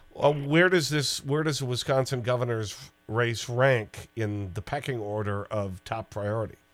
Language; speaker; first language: English; native; English